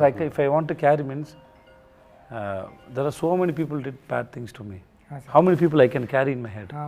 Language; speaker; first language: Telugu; non-native, learner; Tamil